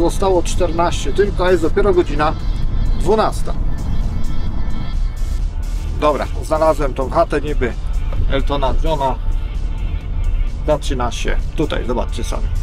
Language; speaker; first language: Polish; native; Polish